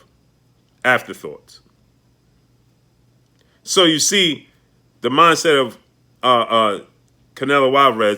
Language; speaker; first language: English; native; English